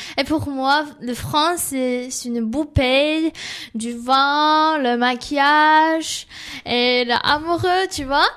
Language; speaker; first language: French; non-native, learner; Chinese